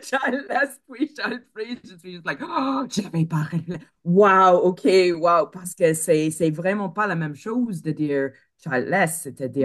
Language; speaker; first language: French; non-native, fluent; English